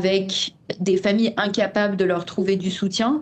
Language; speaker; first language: French; native; French